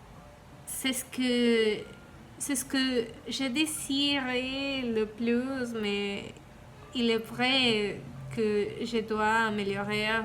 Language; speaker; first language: French; non-native, learner; Spanish